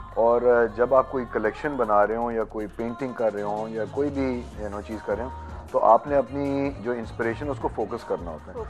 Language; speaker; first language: Urdu; non-native, local second language; Sindhi